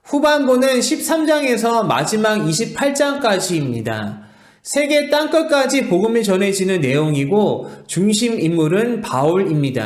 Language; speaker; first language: Korean; native; Korean